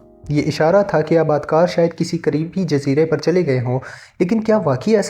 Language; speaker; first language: Urdu; native; Urdu